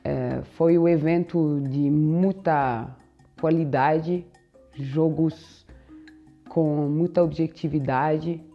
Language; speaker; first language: Portuguese; non-native, fluent; French